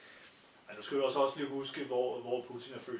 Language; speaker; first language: Danish; native; Danish